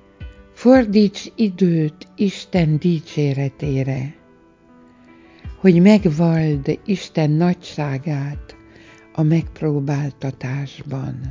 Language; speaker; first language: Hungarian; native; Hungarian